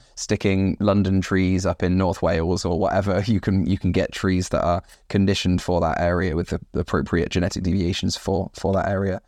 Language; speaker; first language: English; native; English